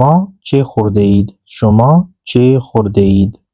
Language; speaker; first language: Persian; non-native, fluent; Urdu